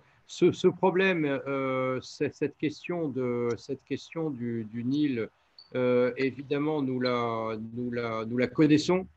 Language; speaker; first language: French; native; French